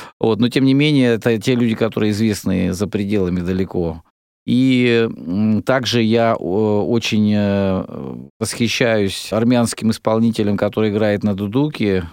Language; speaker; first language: Russian; native; Russian